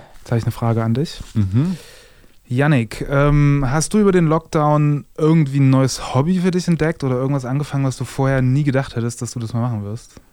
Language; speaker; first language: German; native; German